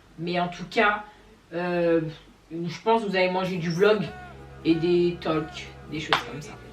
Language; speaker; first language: French; native; French